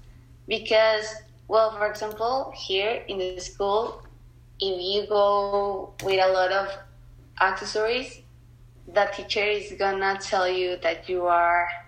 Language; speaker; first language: English; non-native, learner; Spanish